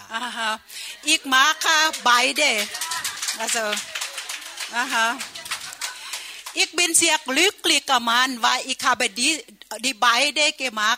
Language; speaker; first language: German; non-native, learner; Thai